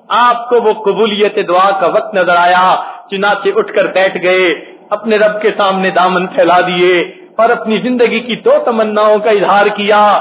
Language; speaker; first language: Urdu; non-native, local second language; Punjabi